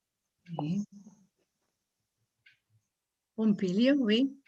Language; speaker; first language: French; non-native, learner; Spanish